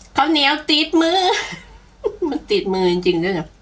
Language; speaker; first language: Thai; non-native, local second language; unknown